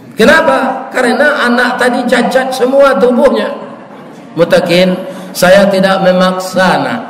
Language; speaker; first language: Malay; non-native, local second language; Minangkabau